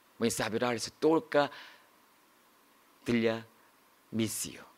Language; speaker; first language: Russian; non-native, learner; Korean